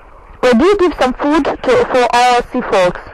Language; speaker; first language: English; non-native, learner; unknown